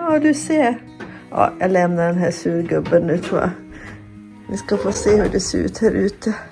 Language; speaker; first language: Swedish; native; Swedish